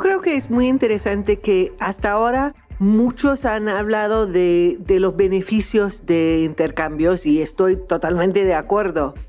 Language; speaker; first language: Spanish; non-native, fluent; English